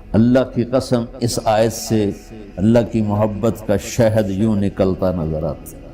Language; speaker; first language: Urdu; non-native, local second language; Punjabi